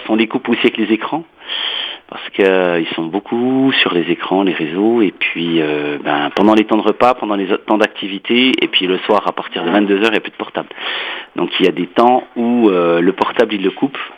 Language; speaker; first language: French; native; French